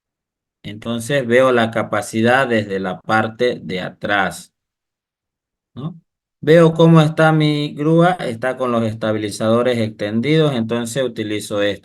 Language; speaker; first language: Spanish; native; Spanish